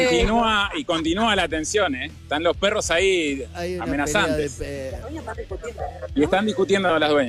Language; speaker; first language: Spanish; native; Spanish